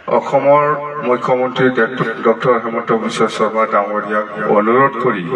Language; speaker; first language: Assamese; non-native, local second language; Bodo